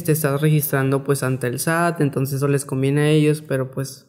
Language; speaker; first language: Spanish; native; Spanish